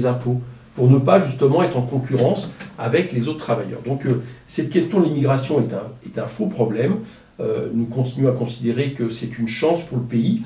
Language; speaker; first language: French; native; French